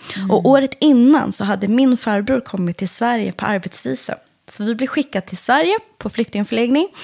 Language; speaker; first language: Swedish; early bilingual, other home language; Persian